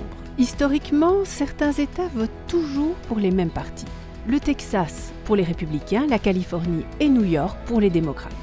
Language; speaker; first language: French; native; French